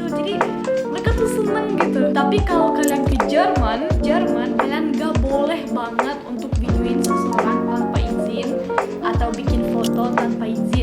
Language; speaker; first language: Indonesian; non-native, fluent; German